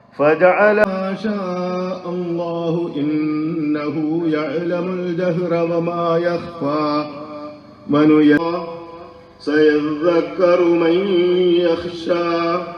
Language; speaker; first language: Arabic; non-native, fluent; Malayalam